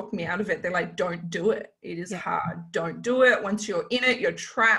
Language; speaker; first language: English; native; English